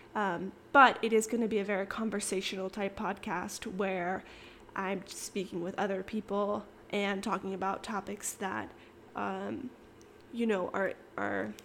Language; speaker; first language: English; native; English